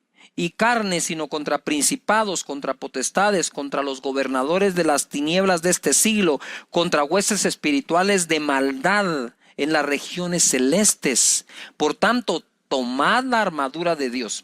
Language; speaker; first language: Spanish; native; Spanish